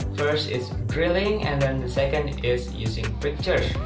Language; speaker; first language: English; non-native, learner; Indonesian